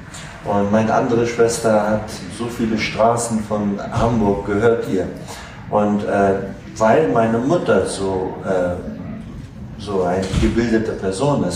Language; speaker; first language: German; non-native, fluent; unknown